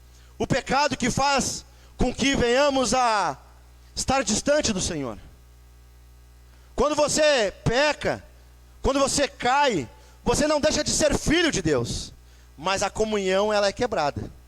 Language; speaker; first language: Portuguese; native; Portuguese